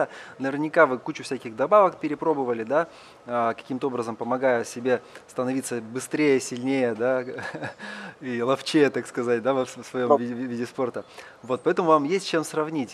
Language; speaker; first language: Russian; native; Russian